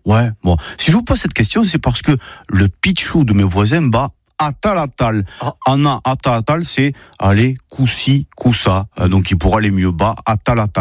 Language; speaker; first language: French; native; French